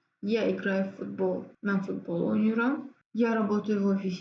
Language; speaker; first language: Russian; non-native, fluent; Azerbaijani